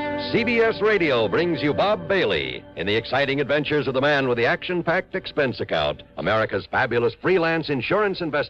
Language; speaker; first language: English; native; English